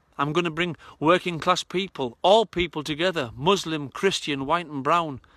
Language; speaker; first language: English; native; English